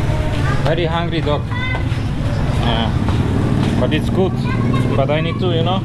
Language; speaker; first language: English; non-native, learner; Slovak